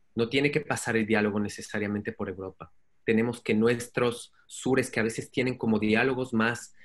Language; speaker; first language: Spanish; native; Spanish